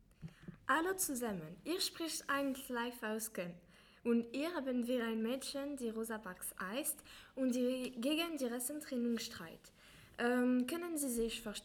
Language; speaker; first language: German; non-native, learner; French